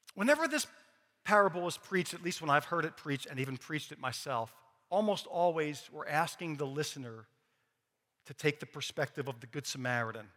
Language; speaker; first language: English; native; English